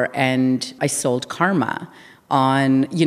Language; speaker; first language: English; native; English